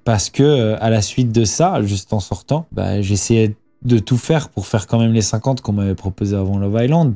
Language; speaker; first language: French; native; French